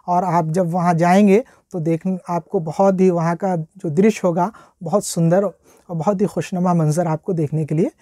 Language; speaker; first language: Hindi; native; Hindi